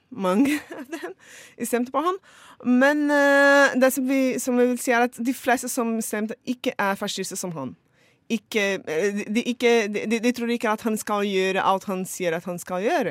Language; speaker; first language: Norwegian; non-native, fluent; Portuguese